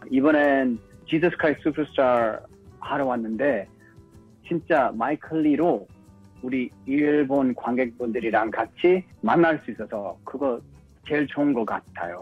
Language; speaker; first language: Korean; early bilingual, heritage; English